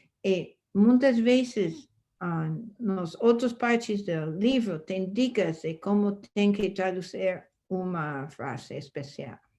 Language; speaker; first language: Portuguese; non-native, fluent; English